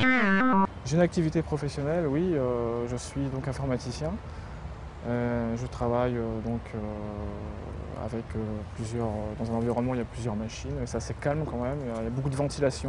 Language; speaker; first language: French; native; French